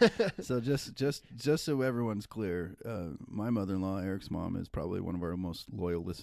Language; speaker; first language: English; native; English